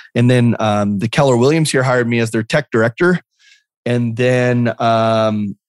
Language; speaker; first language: English; native; English